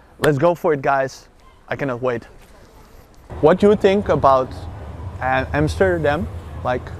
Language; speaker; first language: English; non-native, fluent; Dutch